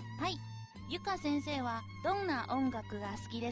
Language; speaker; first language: Japanese; non-native, fluent; Chinese